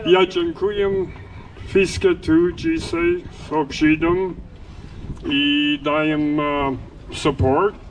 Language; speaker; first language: Polish; non-native, learner; English